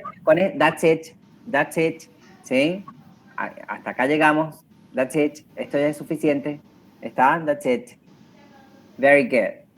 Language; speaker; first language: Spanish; native; Spanish